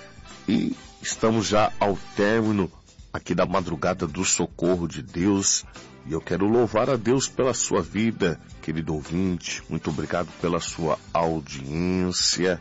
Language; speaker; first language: Portuguese; native; Portuguese